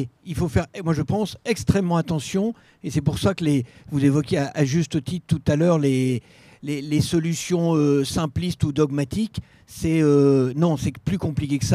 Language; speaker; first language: French; native; French